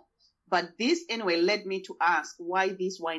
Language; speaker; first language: English; non-native, local second language; Shona